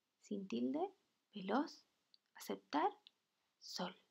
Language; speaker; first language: Spanish; native; Spanish